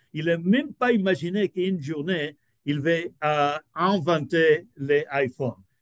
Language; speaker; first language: French; non-native, fluent; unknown